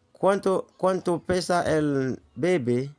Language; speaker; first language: Spanish; non-native, learner; Haitian Creole